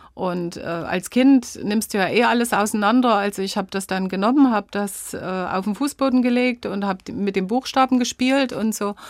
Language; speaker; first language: German; native; German